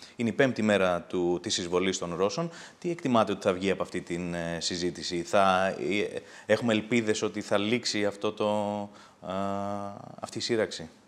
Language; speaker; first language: Greek; native; Greek